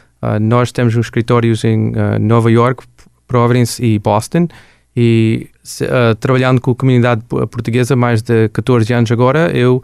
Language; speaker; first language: Portuguese; early bilingual, other home language; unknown